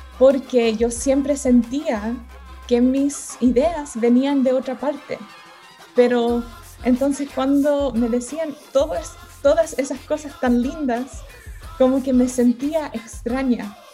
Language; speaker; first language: Spanish; early bilingual, heritage; Spanish